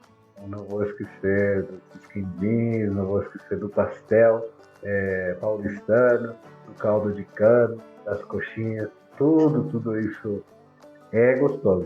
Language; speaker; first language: Portuguese; non-native, fluent; Spanish